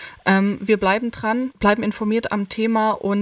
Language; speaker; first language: German; native; German